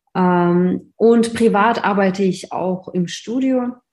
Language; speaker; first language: German; non-native, fluent; Russian